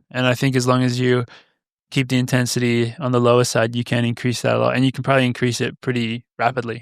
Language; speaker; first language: English; native; English